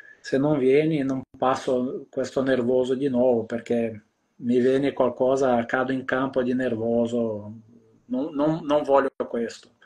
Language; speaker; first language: Italian; non-native, fluent; Portuguese